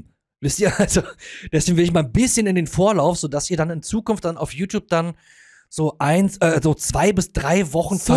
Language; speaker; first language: German; native; German